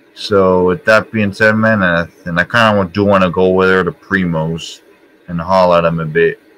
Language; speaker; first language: English; native; English